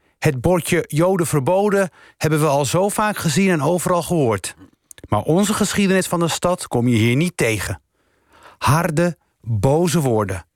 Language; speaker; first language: Dutch; early bilingual, other home language; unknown